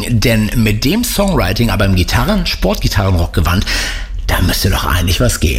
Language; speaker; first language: German; native; German